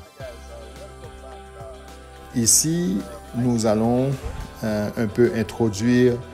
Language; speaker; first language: French; non-native, local second language; Haitian Creole